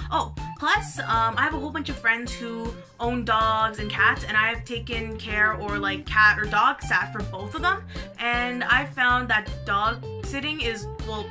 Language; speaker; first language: English; native; English